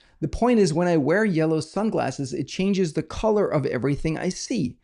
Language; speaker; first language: English; non-native, fluent; Danish